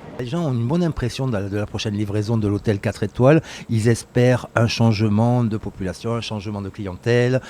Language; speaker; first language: French; native; French